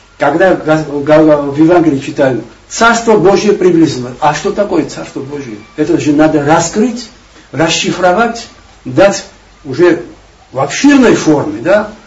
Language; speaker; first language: Russian; non-native, local second language; Georgian